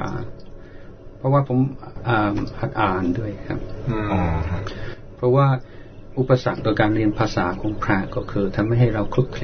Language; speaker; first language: Thai; non-native, fluent; English